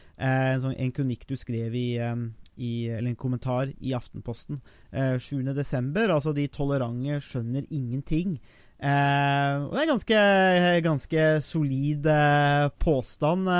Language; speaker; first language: Norwegian; native; Norwegian